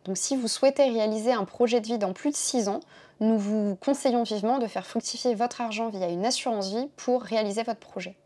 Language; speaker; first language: French; native; French